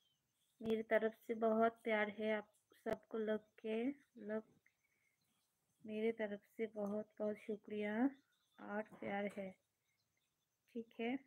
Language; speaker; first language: Hindi; non-native, learner; Bangla